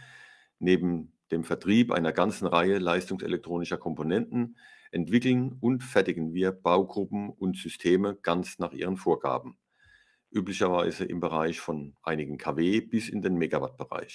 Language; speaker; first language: German; native; German